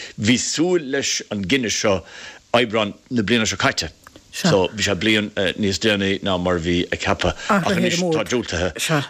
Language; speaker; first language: Irish; native; Irish